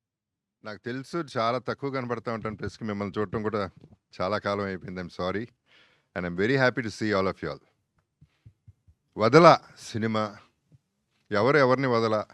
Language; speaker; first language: Telugu; native; Telugu